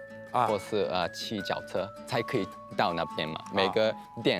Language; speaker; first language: Chinese; non-native, fluent; Japanese